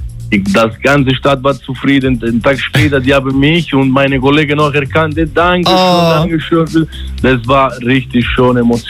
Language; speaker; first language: German; non-native, learner; Italian